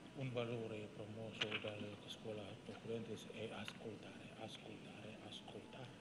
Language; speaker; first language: Italian; non-native, learner; Indonesian